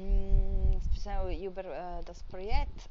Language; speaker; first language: German; non-native, fluent; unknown